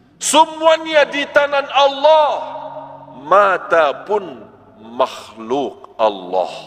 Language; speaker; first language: Malay; non-native, fluent; Arabic